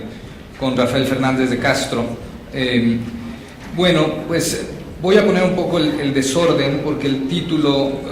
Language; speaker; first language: Spanish; native; Spanish